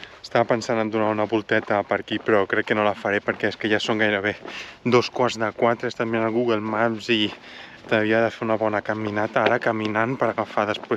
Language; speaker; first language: Catalan; native; Catalan